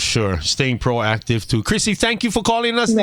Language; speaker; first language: English; native; English